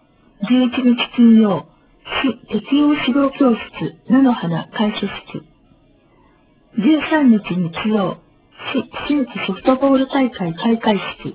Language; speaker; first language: Japanese; native; Japanese